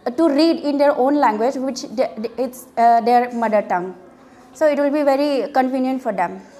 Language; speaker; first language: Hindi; non-native, local second language; Bodo